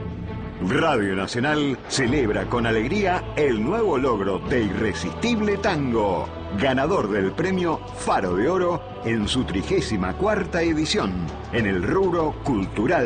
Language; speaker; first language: Spanish; native; Spanish